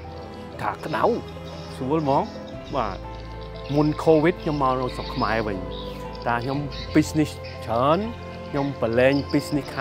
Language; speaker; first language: Khmer; early bilingual, heritage; Khmer